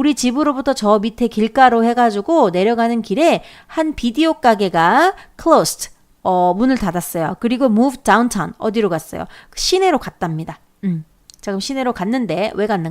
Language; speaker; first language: Korean; native; Korean